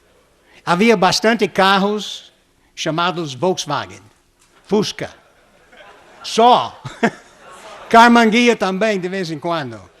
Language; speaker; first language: Portuguese; non-native, fluent; English